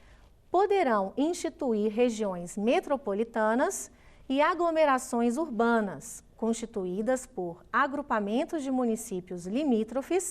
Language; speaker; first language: Portuguese; native; Portuguese